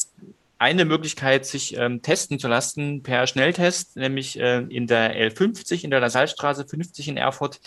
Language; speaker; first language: German; native; German